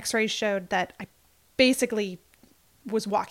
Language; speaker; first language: English; native; English